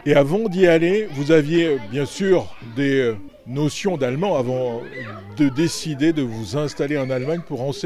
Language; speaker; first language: French; native; French